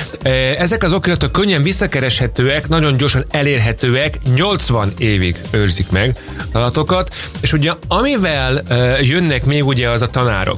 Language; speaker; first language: Hungarian; native; Hungarian